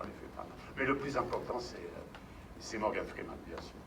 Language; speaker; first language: French; native; French